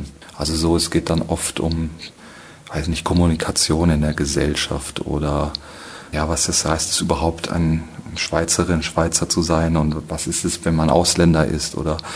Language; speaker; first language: German; native; German